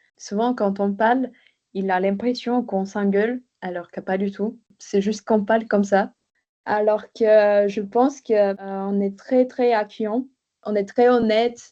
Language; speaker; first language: French; non-native, fluent; Bulgarian